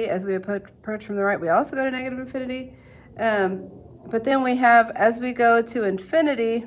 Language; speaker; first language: English; native; English